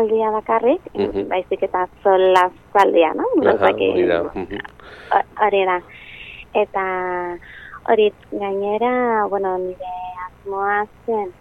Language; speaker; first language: Basque; non-native, local second language; Spanish